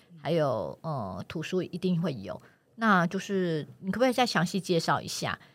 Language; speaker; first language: Chinese; native; Chinese